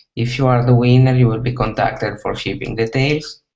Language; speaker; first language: English; non-native, fluent; Italian